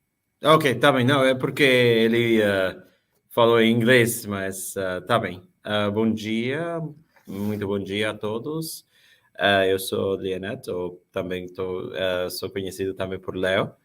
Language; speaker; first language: Portuguese; non-native, fluent; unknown